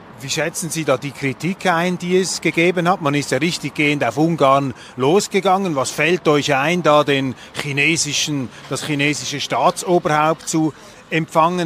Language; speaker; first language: German; native; German